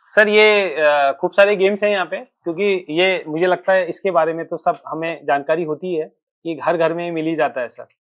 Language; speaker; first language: Hindi; native; Hindi